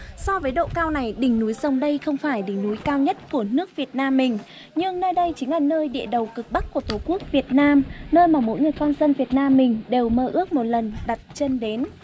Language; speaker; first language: Vietnamese; non-native, local second language; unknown